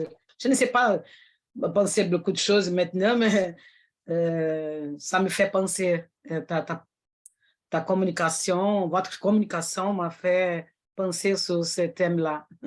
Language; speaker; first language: French; non-native, fluent; Portuguese